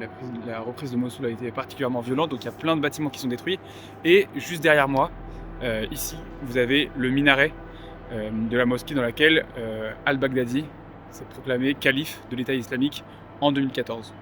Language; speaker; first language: French; native; French